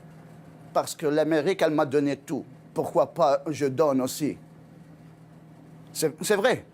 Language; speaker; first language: French; non-native, local second language; Arabic